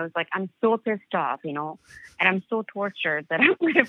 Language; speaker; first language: English; non-native, local second language; Bangla